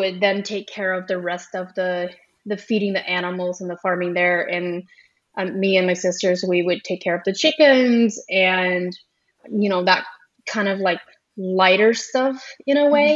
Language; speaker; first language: English; early bilingual, other home language; Pennsylvania German